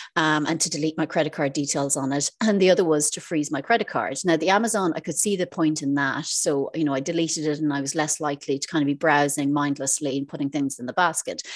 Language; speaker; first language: English; native; English